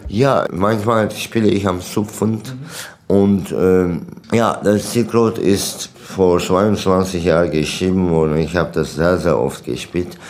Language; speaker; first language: German; non-native, fluent; Turkish